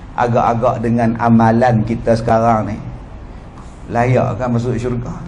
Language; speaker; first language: Malay; native; Malay